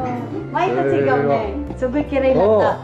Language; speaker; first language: Japanese; non-native, learner; Filipino